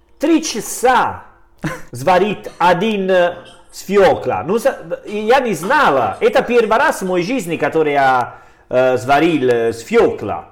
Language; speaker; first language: Russian; non-native, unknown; Italian